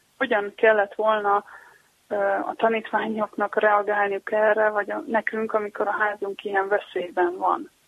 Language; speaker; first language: Hungarian; native; Hungarian